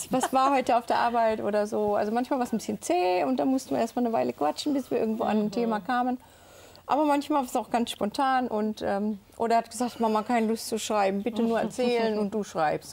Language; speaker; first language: German; native; German